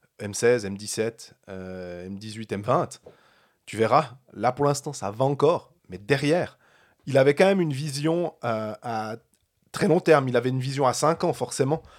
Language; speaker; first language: French; native; French